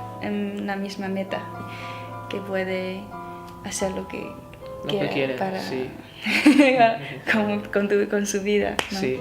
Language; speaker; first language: Spanish; non-native, fluent; Chinese